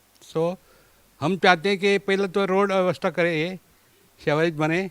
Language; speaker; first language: Hindi; non-native, local second language; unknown